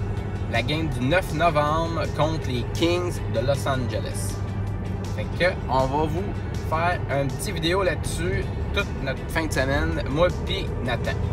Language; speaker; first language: French; native; French